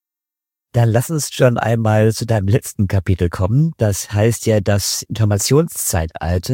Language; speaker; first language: German; native; German